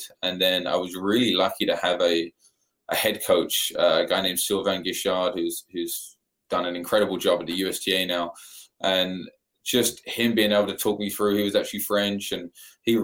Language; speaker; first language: English; native; English